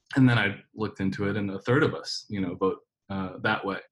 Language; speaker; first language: English; native; English